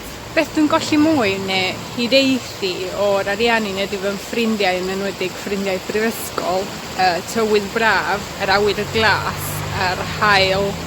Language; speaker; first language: Welsh; non-native, fluent; Spanish